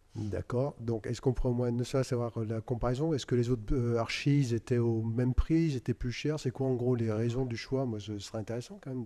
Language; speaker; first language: French; native; French